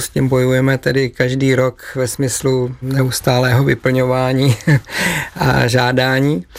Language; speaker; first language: Czech; native; Czech